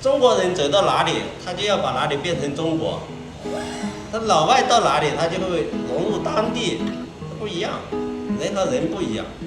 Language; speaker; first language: Chinese; native; Chinese